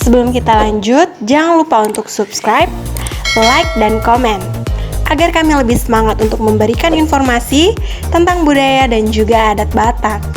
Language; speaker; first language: Indonesian; native; Indonesian